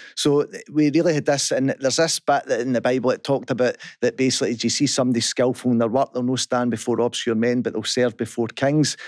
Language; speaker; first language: English; native; English